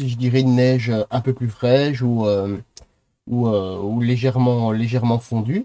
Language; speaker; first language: French; native; French